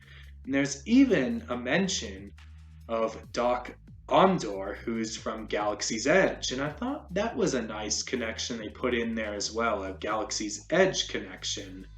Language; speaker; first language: English; native; English